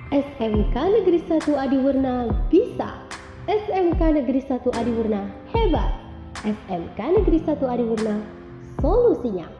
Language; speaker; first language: Indonesian; native; Indonesian